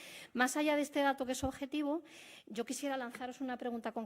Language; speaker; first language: Spanish; native; Spanish